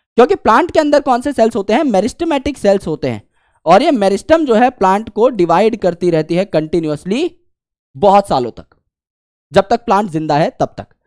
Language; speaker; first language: Hindi; native; Hindi